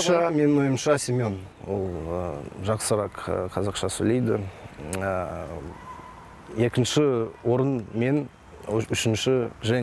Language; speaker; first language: Kazakh; non-native, local second language; Russian